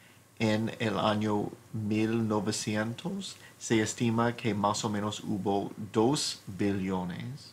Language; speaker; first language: Spanish; non-native, fluent; English